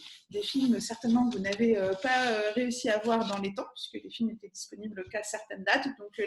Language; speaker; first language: French; native; French